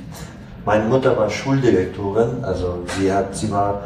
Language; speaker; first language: German; non-native, fluent; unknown